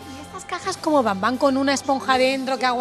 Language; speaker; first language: Spanish; native; Spanish